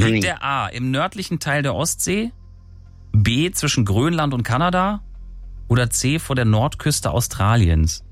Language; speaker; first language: German; native; German